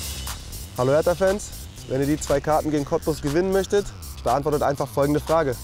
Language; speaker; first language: German; native; German